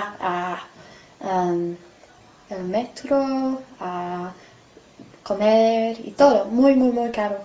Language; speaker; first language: Spanish; non-native, fluent; English